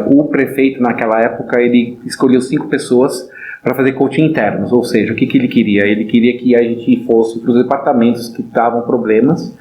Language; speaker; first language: Portuguese; non-native, fluent; German